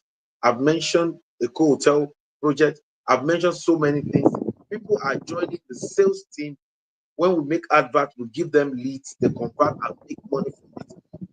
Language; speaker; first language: English; non-native, local second language; Yoruba